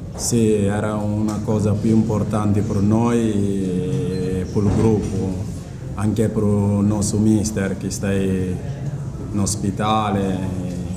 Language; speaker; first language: Italian; non-native, learner; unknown